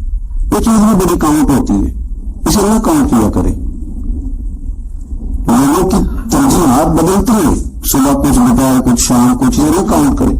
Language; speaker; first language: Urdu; non-native, local second language; Punjabi